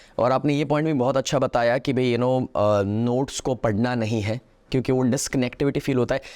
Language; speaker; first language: Hindi; non-native, local second language; Gujarati